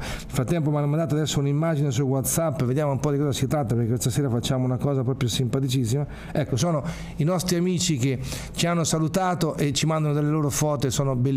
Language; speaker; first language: Italian; native; Italian